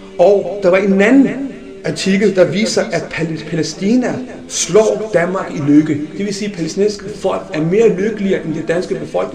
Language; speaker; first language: Danish; early bilingual, other home language; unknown